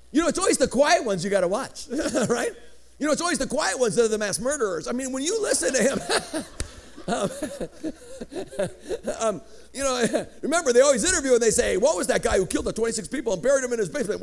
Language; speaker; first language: English; early bilingual, other home language; Greek